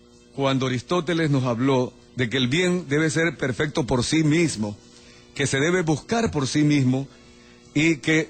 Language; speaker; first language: Spanish; native; Spanish